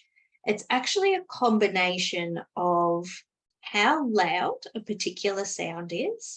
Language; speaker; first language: English; native; English